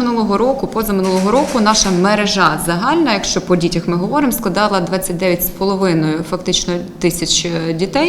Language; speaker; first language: Ukrainian; native; Ukrainian